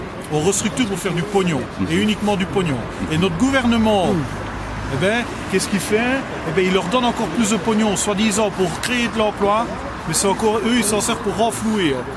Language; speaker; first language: French; native; French